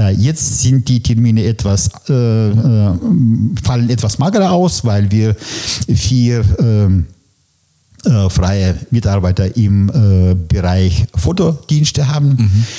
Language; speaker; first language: German; non-native, fluent; Russian